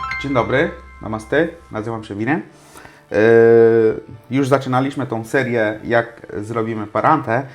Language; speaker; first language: Polish; non-native, fluent; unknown